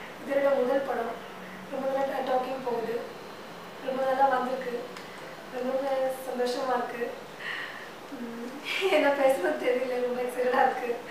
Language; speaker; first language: Tamil; non-native, learner; Malayalam